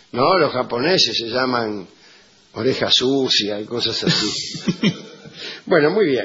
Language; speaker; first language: Spanish; native; Spanish